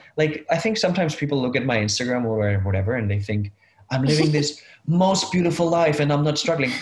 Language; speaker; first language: English; non-native, fluent; German